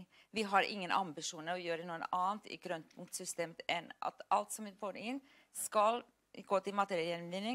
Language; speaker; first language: Norwegian; non-native, fluent; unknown